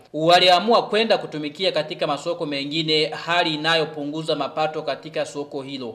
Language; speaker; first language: Swahili; non-native, local second language; Rundi